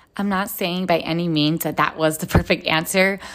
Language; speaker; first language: English; non-native, fluent; Hebrew